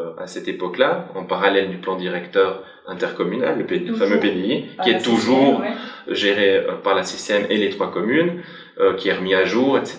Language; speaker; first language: French; native; French